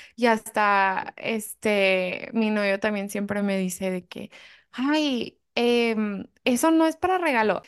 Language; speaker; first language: Spanish; early bilingual, heritage; Spanish